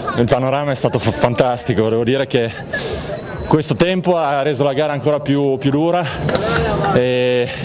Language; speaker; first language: Italian; native; Italian